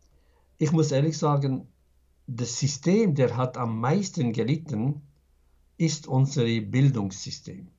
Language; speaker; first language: German; non-native, fluent; Arabic